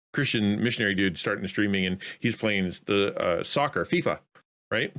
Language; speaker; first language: English; native; English